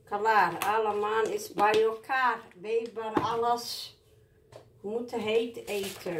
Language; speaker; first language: Dutch; non-native, learner; Somali